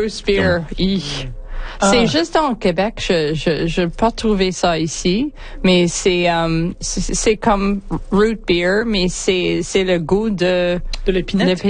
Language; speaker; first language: French; non-native, learner; English